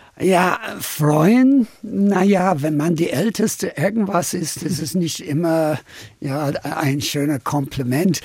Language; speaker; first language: German; non-native, fluent; English